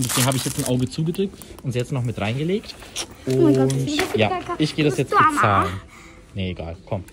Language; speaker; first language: German; native; German